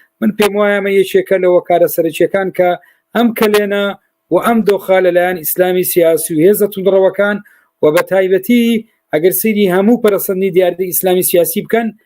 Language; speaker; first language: Central Kurdish; native; Central Kurdish